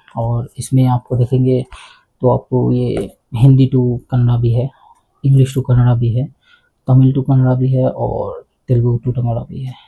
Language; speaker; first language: Hindi; native; Hindi